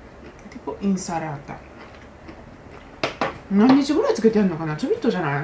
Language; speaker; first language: Italian; non-native, learner; Japanese